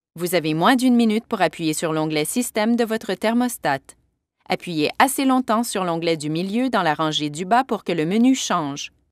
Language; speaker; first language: French; native; French